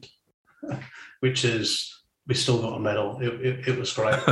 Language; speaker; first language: English; native; English